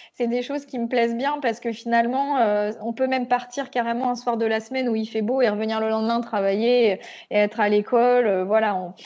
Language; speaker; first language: French; native; French